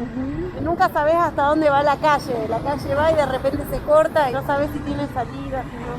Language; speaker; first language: Spanish; native; Spanish